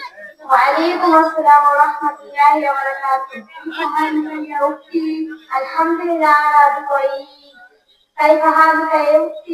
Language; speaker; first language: Arabic; non-native, learner; Bangla